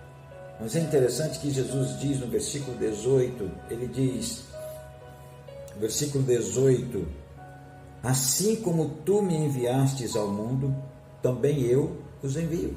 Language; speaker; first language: Portuguese; native; Portuguese